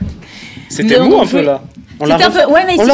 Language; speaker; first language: French; native; French